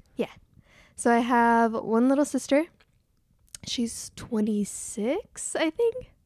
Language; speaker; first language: English; native; English